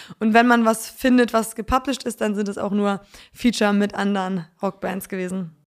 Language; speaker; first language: German; early bilingual, other home language; Polish